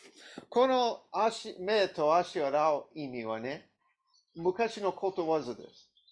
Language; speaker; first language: Japanese; non-native, learner; English